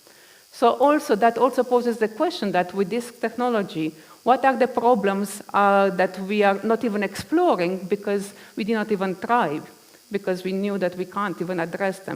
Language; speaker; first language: English; non-native, fluent; Romanian